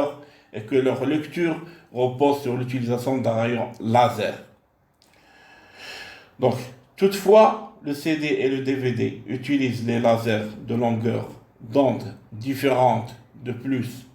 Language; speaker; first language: French; non-native, local second language; Arabic